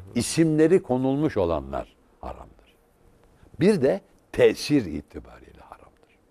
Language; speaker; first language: Turkish; native; Turkish